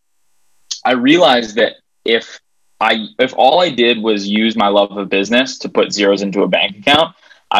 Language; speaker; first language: English; native; English